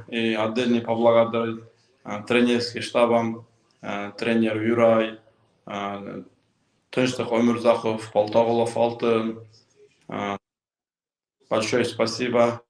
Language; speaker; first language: Russian; non-native, local second language; Kyrgyz